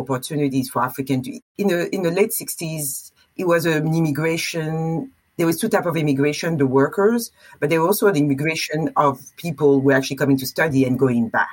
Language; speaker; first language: English; non-native, fluent; French